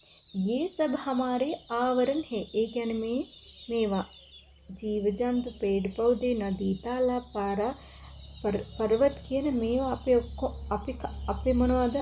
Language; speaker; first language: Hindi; non-native, fluent; Sinhala